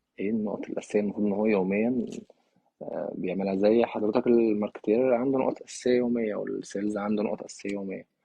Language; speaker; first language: Egyptian Arabic; native; Egyptian Arabic